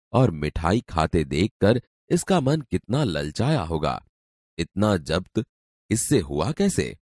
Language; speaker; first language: Hindi; non-native, local second language; Gujarati